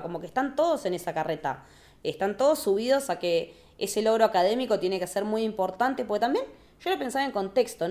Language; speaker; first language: Spanish; native; Spanish